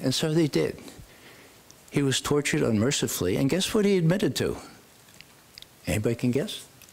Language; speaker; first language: English; native; English